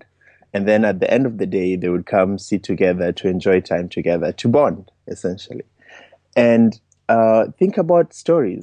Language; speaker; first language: English; non-native, local second language; Luo (Kenya and Tanzania)